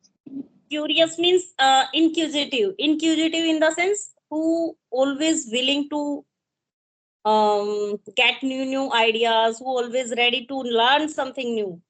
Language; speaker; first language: English; non-native, local second language; Hindi